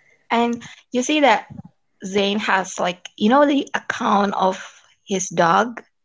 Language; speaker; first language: English; non-native, fluent; Indonesian